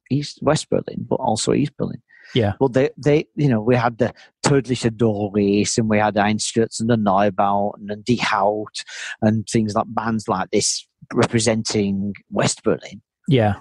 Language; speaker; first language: English; native; English